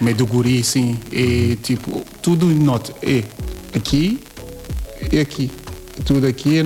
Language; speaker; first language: Portuguese; non-native, learner; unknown